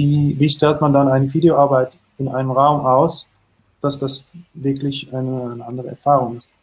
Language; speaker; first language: German; non-native, fluent; Dutch